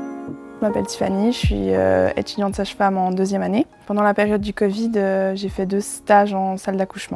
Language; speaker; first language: French; native; French